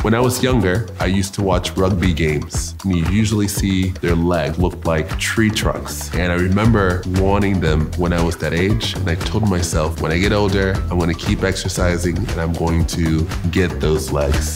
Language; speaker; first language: English; native; English